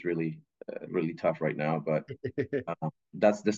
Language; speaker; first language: English; non-native, fluent; Spanish